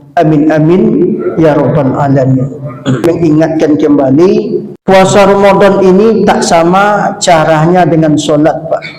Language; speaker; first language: Malay; non-native, local second language; Minangkabau